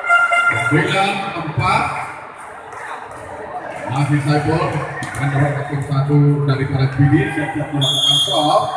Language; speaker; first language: Indonesian; non-native, local second language; Achinese